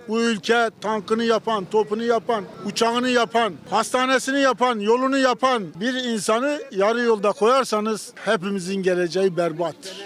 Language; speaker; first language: Turkish; native; Turkish